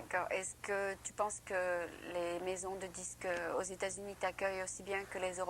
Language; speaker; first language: French; native; French